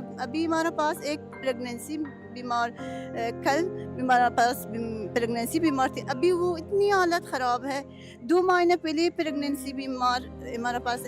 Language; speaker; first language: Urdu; non-native, learner; Persian